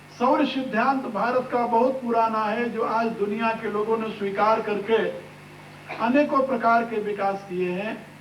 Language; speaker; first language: Hindi; native; Hindi